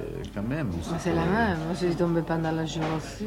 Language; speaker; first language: French; non-native, learner; Italian